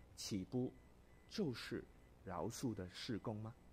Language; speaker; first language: Chinese; non-native, local second language; Cantonese